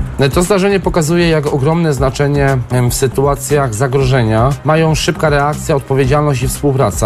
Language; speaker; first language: Polish; native; Polish